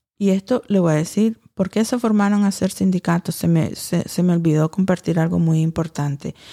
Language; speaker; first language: Spanish; early bilingual, heritage; Spanish